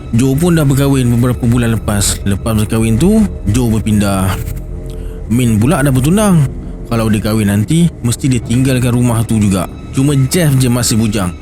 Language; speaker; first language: Malay; native; Malay